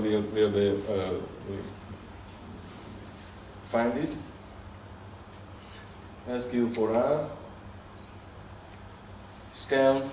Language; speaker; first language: English; non-native, learner; Hungarian